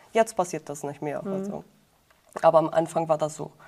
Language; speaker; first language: German; non-native, fluent; Portuguese